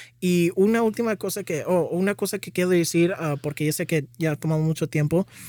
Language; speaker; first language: Spanish; early bilingual, heritage; Spanish